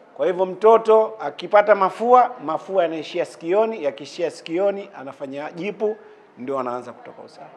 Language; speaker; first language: Swahili; native; Swahili